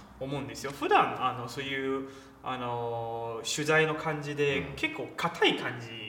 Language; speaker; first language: Japanese; non-native, fluent; Chinese